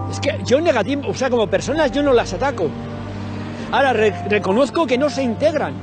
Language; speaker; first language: Spanish; native; Spanish